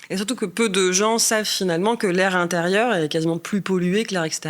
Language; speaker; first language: French; native; French